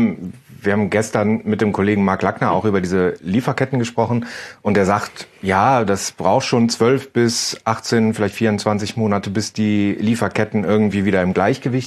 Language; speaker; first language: German; native; German